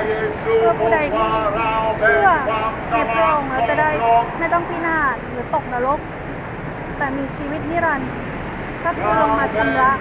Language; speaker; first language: Thai; native; Thai